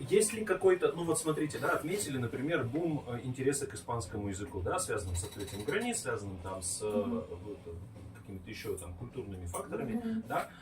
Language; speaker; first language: Russian; native; Russian